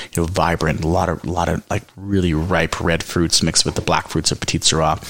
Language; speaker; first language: English; native; English